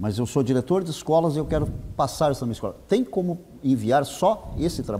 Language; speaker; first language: Portuguese; native; Portuguese